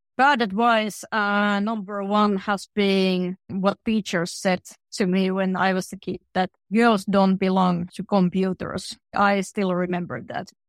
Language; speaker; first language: English; non-native, fluent; Finnish